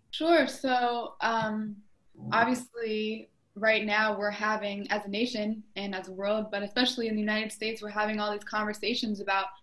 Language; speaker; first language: English; native; English